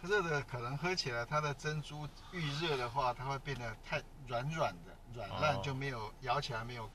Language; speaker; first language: Chinese; native; Chinese